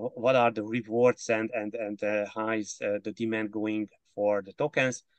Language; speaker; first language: English; non-native, fluent; Hungarian